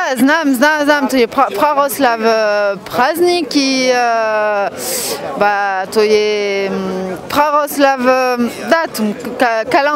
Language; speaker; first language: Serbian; non-native, learner; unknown